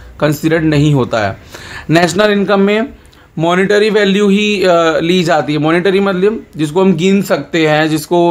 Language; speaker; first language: Hindi; non-native, local second language; Gujarati